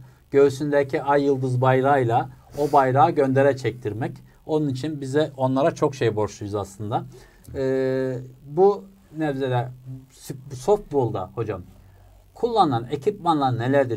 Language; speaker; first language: Turkish; native; Turkish